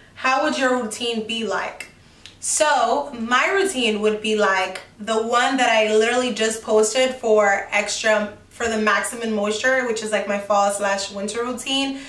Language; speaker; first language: English; early bilingual, other home language; Spanish